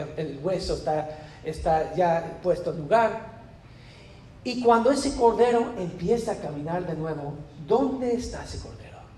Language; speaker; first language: Spanish; non-native, fluent; English